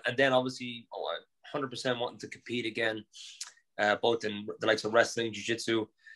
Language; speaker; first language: English; native; English